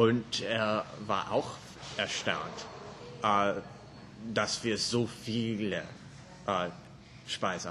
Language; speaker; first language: German; non-native, learner; English